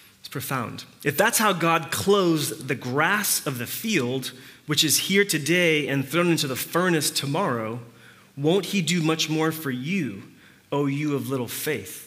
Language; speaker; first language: English; early bilingual, other home language; Spanish